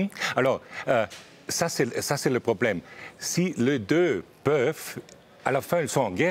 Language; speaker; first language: French; non-native, fluent; German